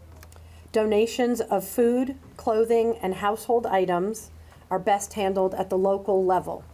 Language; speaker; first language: English; native; English